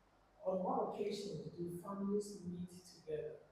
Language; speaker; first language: English; non-native, fluent; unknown